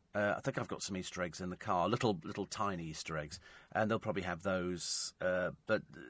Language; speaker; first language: English; native; English